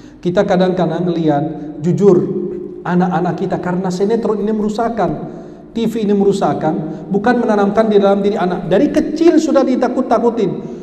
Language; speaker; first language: Indonesian; non-native, fluent; Arabic